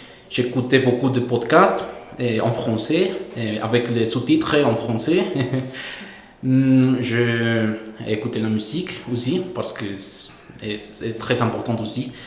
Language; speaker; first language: French; non-native, fluent; Spanish